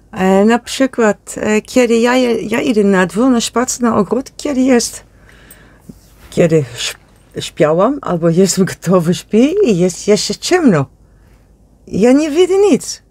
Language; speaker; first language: Polish; non-native, learner; Dutch